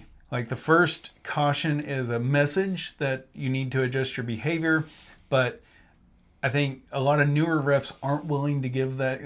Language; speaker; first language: English; native; English